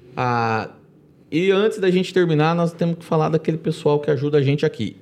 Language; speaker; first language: Portuguese; native; Portuguese